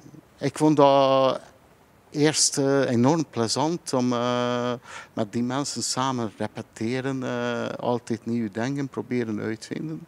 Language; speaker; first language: Dutch; non-native, fluent; Hungarian